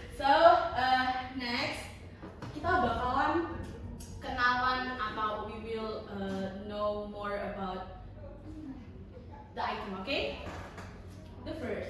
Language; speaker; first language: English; non-native, learner; Indonesian